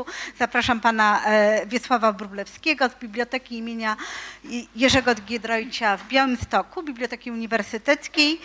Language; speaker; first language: Polish; native; Polish